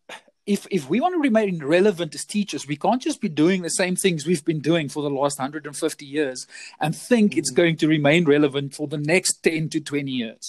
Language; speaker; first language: English; non-native, local second language; Afrikaans